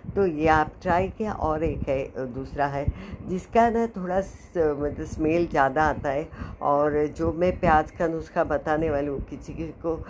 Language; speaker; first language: Hindi; non-native, local second language; Marathi